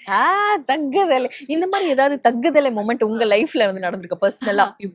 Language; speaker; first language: Tamil; native; Tamil